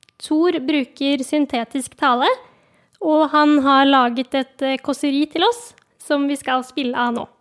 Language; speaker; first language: Norwegian; native; Norwegian